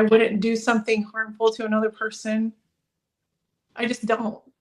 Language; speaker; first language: English; native; English